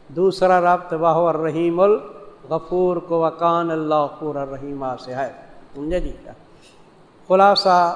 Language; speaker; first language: Urdu; non-native, local second language; Saraiki